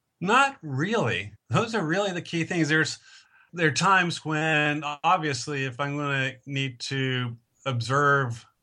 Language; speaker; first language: English; native; English